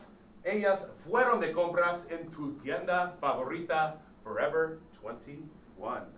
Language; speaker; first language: Spanish; non-native, fluent; English